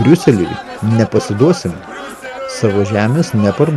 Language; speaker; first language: Lithuanian; native; Lithuanian